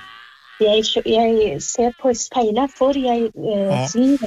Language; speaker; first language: Norwegian; non-native, learner; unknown